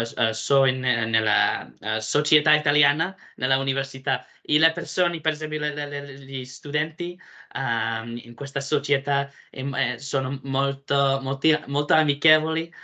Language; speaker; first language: Italian; non-native, learner; English